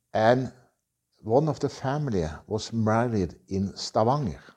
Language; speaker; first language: English; non-native, learner; Norwegian